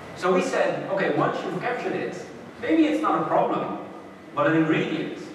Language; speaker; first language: English; non-native, fluent; Dutch